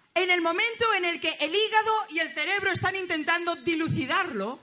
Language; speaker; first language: Spanish; native; Spanish